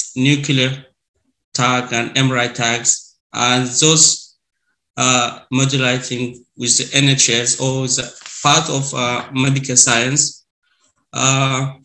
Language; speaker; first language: English; non-native, learner; Arabic